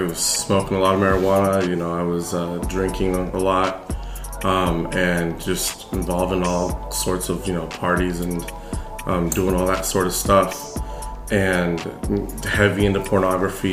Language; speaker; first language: English; native; English